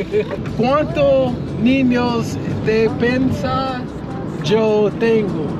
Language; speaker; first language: Spanish; non-native, learner; English